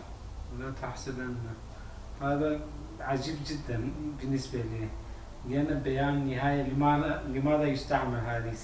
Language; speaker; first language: Arabic; non-native, fluent; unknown